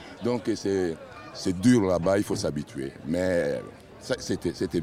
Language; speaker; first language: French; non-native, local second language; Lingala